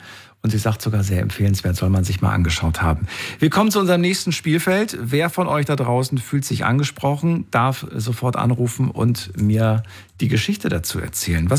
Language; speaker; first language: German; native; German